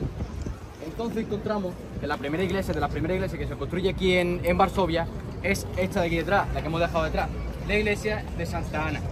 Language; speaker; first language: Spanish; native; Spanish